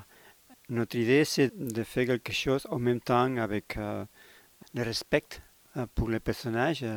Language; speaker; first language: French; non-native, learner; Spanish